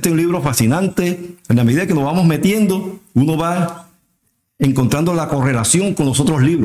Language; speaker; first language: Spanish; native; Spanish